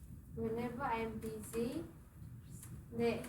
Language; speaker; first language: English; non-native, learner; Indonesian